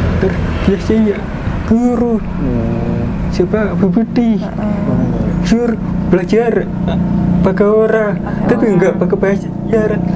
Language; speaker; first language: Indonesian; non-native, local second language; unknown